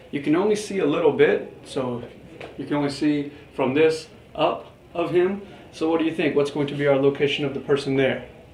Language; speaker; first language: English; native; English